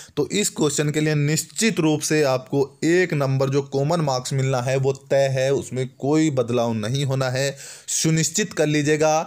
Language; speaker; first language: Hindi; native; Hindi